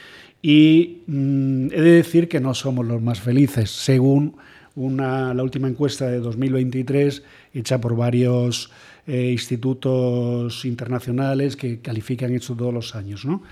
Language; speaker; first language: Spanish; native; Spanish